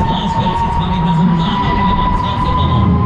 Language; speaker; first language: German; native; German